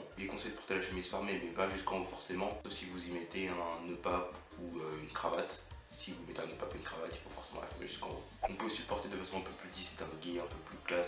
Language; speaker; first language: French; native; French